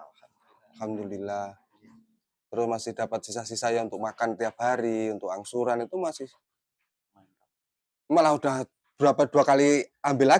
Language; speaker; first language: Indonesian; non-native, local second language; Javanese